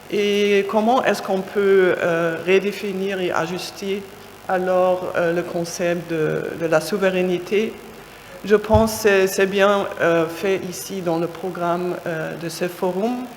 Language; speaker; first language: French; non-native, fluent; German